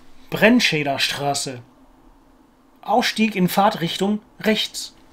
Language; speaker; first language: German; non-native, fluent; English